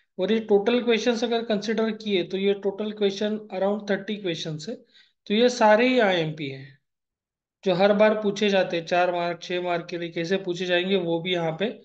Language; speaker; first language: Hindi; non-native, local second language; Marathi